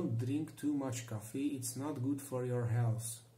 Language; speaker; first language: English; non-native, fluent; Hungarian